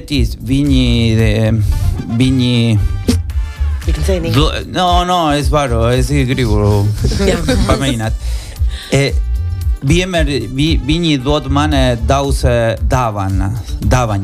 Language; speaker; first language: Latvian; non-native, learner; Spanish